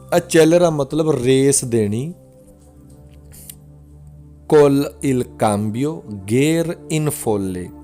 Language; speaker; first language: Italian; non-native, fluent; Punjabi